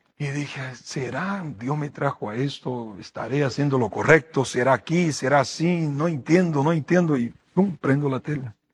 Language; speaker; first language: Spanish; non-native, fluent; Portuguese